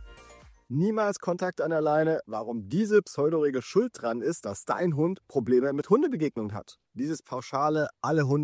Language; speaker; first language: German; native; German